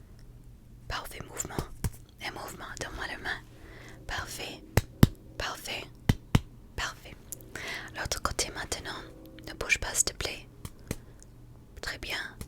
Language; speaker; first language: French; non-native, fluent; English